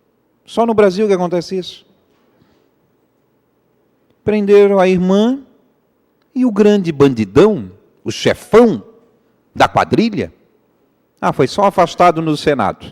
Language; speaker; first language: Portuguese; native; Portuguese